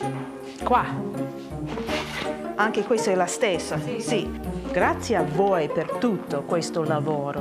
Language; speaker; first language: Italian; non-native, learner; English